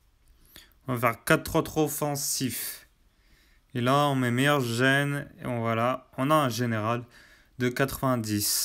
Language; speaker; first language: French; native; French